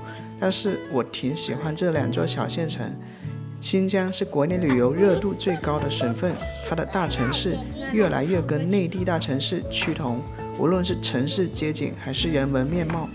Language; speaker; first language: Chinese; native; Chinese